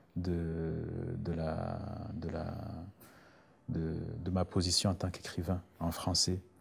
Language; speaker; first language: French; non-native, local second language; Rundi